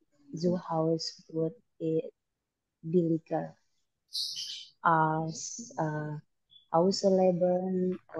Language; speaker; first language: German; non-native, learner; Indonesian